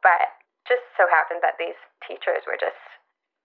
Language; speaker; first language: English; native; English